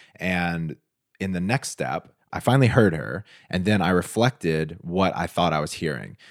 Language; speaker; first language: English; native; English